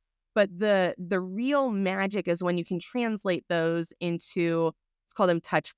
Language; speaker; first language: English; native; English